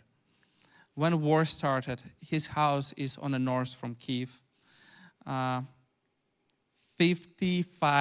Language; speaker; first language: English; non-native, fluent; Ukrainian